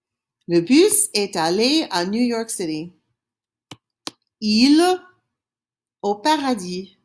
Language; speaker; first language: French; non-native, fluent; English